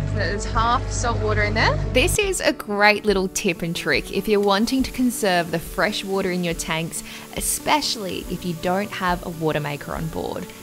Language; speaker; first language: English; native; English